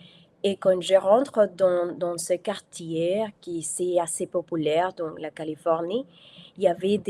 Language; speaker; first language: French; non-native, fluent; Spanish